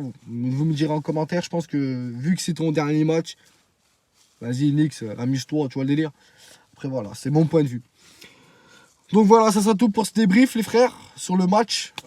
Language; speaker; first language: French; native; French